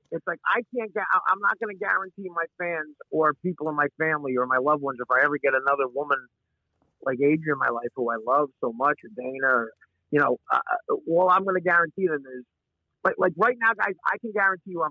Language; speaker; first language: English; native; English